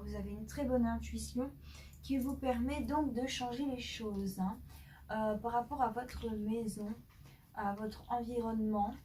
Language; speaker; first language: French; native; French